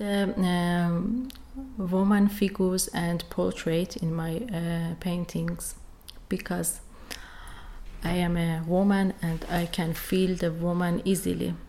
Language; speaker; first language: English; non-native, learner; Persian